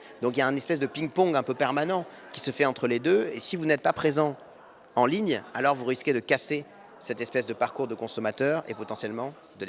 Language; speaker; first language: French; native; French